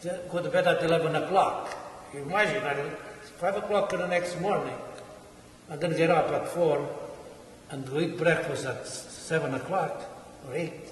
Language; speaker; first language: English; non-native, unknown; Portuguese